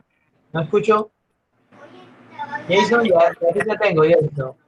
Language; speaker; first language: Spanish; native; Spanish